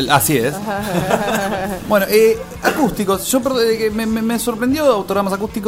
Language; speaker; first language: Spanish; native; Spanish